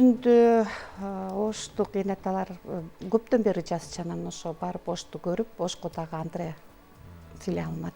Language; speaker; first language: Kyrgyz; native; Kyrgyz